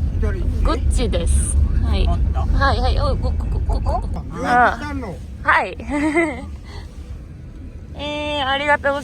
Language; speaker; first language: Japanese; non-native, learner; Korean